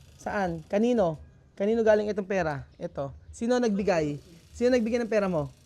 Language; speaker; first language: Filipino; native; Filipino